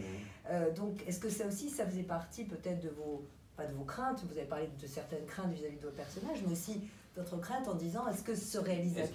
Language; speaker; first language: French; native; French